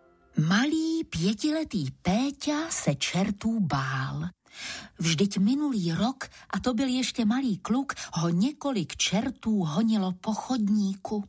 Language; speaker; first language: Czech; native; Czech